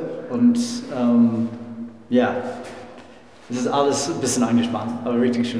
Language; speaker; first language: German; non-native, fluent; English